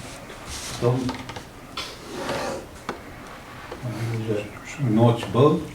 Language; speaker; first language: Russian; non-native, learner; Uzbek